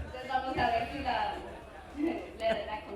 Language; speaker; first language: Spanish; native; Spanish